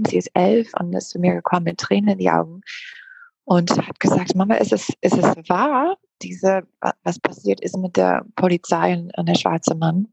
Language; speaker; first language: German; non-native, fluent; English